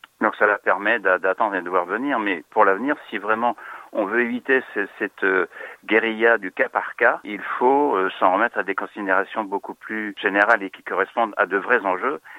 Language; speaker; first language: French; native; French